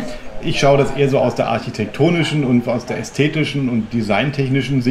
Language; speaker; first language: German; native; German